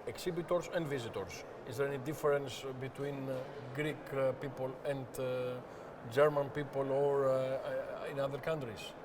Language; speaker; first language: English; non-native, fluent; Greek